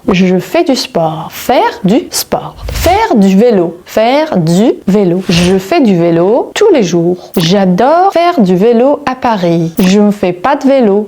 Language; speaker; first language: French; non-native, fluent; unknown